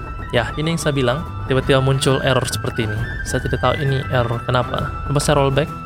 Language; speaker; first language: Indonesian; native; Indonesian